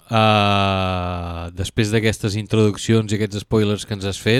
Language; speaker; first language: Catalan; native; Catalan